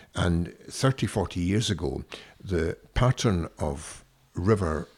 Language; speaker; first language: English; native; English